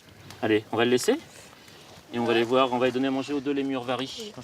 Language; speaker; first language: French; native; French